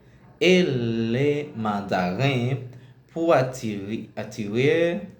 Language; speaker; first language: French; non-native, learner; Spanish